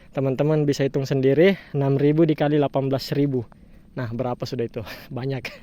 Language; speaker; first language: Indonesian; native; Indonesian